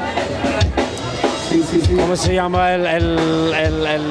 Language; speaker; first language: Spanish; non-native, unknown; English